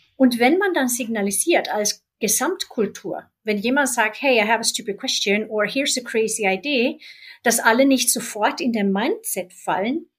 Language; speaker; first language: German; non-native, fluent; Swedish